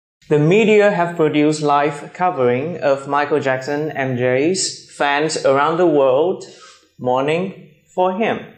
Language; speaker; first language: English; non-native, fluent; Vietnamese